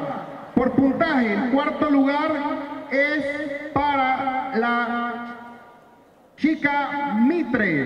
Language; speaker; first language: Spanish; native; Spanish